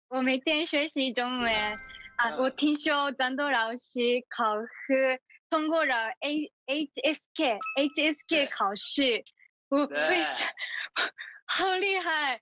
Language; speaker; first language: Chinese; non-native, learner; Japanese